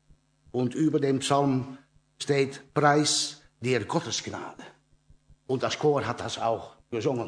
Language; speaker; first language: German; non-native, learner; Dutch